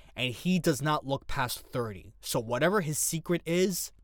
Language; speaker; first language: English; native; English